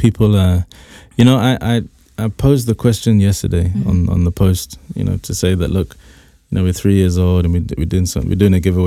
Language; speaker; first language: English; native; English